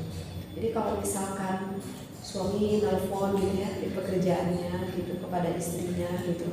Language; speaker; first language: Indonesian; native; Indonesian